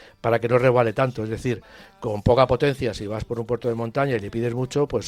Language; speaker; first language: Spanish; native; Spanish